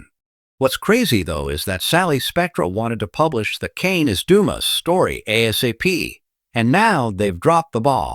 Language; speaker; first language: English; native; English